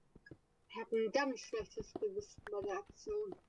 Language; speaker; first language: German; native; German